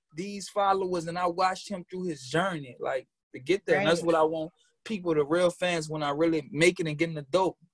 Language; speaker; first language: English; native; English